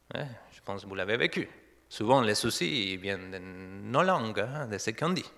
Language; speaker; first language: French; non-native, fluent; Spanish